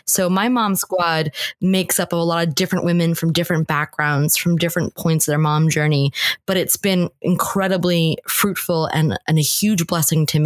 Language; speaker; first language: English; native; English